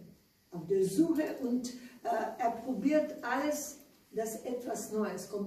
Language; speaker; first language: German; non-native, learner; Slovenian